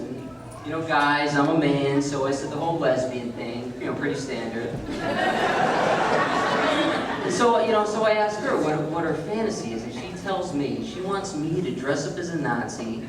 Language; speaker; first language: English; native; English